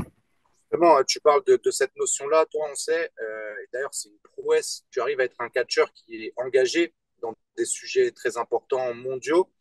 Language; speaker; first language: French; native; French